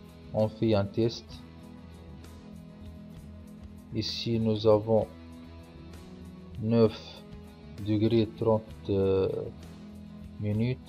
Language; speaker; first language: French; non-native, local second language; Arabic